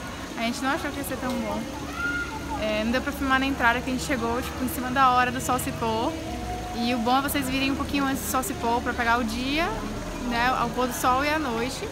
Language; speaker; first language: Portuguese; native; Portuguese